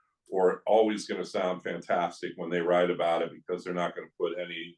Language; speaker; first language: English; native; English